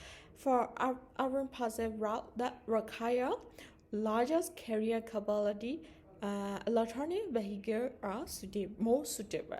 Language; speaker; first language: English; non-native, learner; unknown